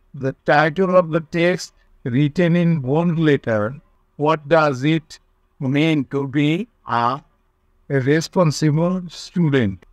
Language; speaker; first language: English; non-native, local second language; Bangla